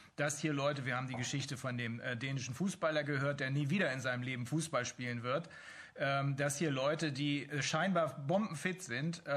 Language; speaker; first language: German; native; German